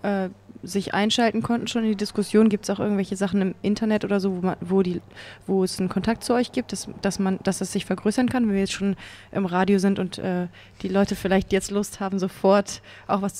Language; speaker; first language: German; native; German